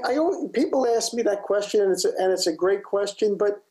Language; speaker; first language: English; native; English